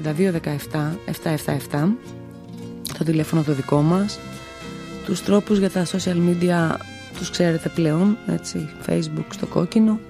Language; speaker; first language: Greek; native; Greek